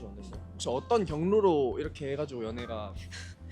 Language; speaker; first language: Korean; native; Korean